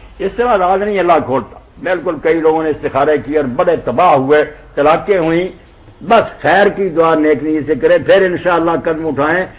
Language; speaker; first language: Urdu; non-native, local second language; Punjabi